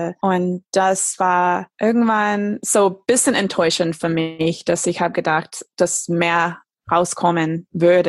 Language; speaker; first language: German; non-native, fluent; English